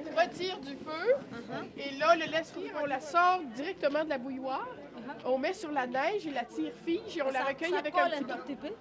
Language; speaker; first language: French; native; French